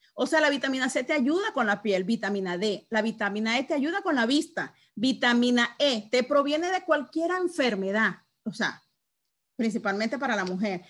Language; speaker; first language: Spanish; native; Spanish